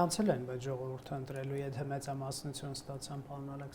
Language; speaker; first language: Armenian; native; Armenian